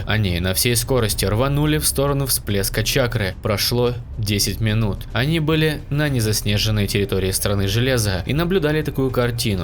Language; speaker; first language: Russian; native; Russian